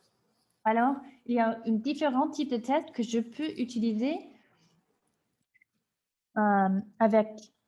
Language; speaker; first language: French; non-native, fluent; English